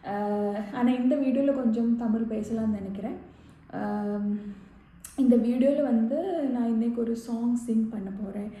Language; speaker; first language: Tamil; non-native, learner; Malayalam